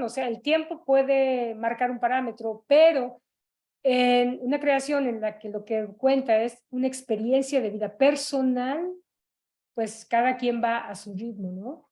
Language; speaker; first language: Spanish; native; Spanish